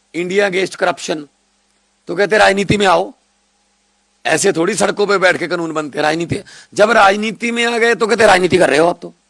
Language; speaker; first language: Hindi; non-native, local second language; Punjabi